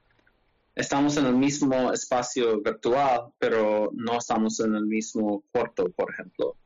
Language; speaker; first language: Spanish; non-native, learner; English